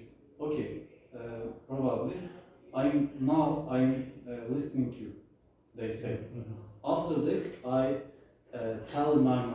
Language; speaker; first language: English; non-native, learner; Turkish